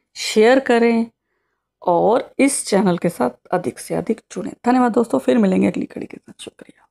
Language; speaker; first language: Hindi; native; Hindi